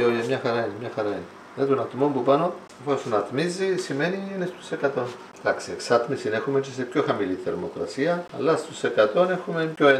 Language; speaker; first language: Greek; native; Greek